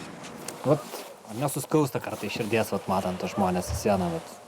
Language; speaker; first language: Lithuanian; native; Lithuanian